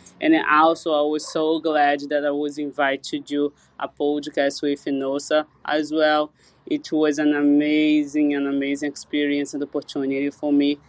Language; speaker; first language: English; non-native, fluent; Portuguese